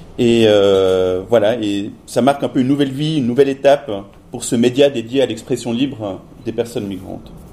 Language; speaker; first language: French; native; French